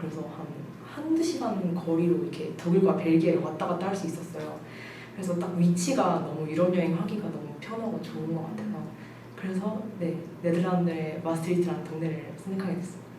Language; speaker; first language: Korean; native; Korean